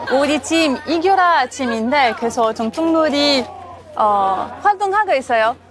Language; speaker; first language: Korean; non-native, fluent; French